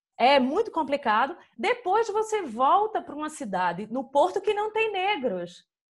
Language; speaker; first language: Portuguese; native; Portuguese